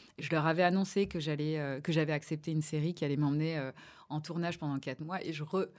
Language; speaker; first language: French; native; French